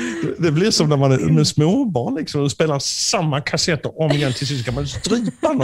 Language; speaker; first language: Swedish; native; Swedish